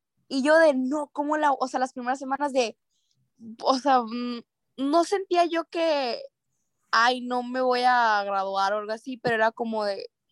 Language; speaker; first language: Spanish; early bilingual, heritage; Spanish